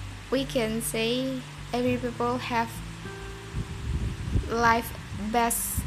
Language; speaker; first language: English; non-native, learner; Indonesian